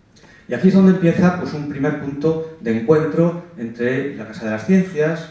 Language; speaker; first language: Spanish; native; Spanish